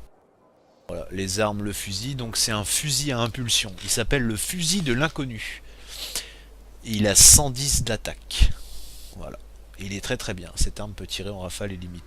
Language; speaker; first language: French; native; French